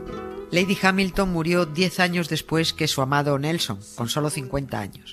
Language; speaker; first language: Spanish; native; Spanish